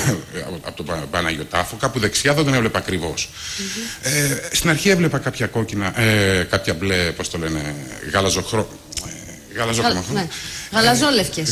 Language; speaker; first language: Greek; native; Greek